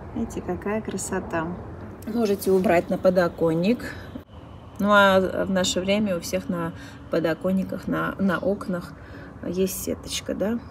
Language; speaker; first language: Russian; non-native, local second language; Armenian